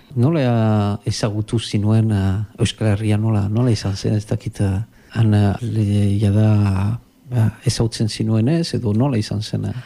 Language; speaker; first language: Basque; native; Basque